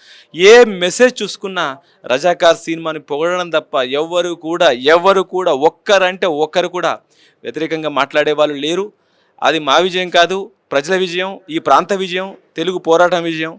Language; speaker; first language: Telugu; native; Telugu